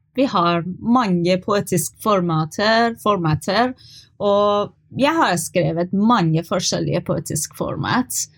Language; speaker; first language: Norwegian; non-native, learner; Persian